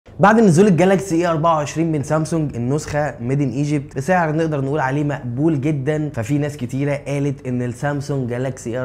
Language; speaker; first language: Arabic; native; Arabic